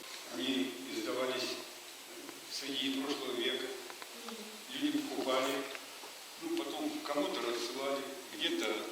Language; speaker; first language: Russian; native; Russian